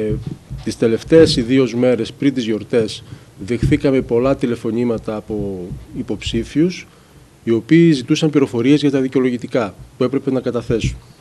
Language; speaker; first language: Greek; native; Greek